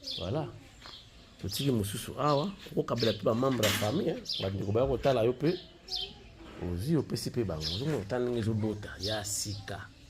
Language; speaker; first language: Lingala; non-native, local second language; Kongo